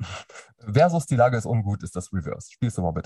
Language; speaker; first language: German; native; German